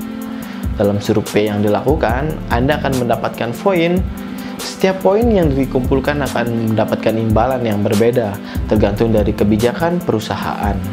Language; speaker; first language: Indonesian; native; Indonesian